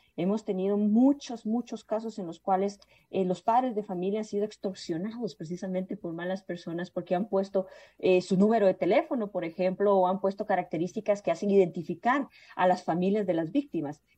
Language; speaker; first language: Spanish; native; Spanish